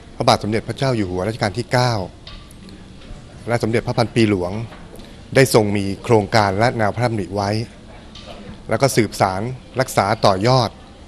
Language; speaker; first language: Thai; native; Thai